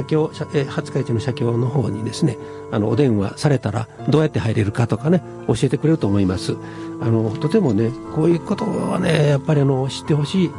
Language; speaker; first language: Japanese; native; Japanese